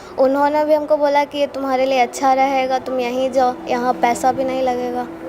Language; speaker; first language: Hindi; native; Hindi